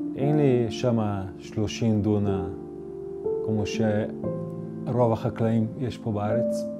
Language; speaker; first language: Hebrew; non-native, fluent; Portuguese